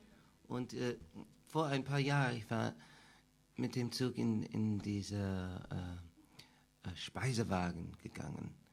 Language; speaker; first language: German; non-native, learner; English